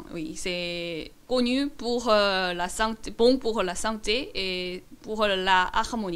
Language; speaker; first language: French; non-native, learner; Korean